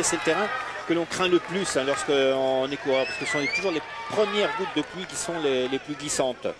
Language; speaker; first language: French; native; French